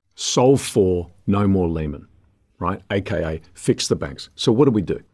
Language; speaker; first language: English; native; English